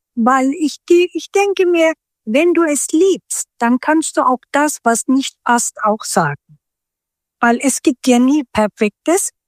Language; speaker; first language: German; early bilingual, other home language; Turkish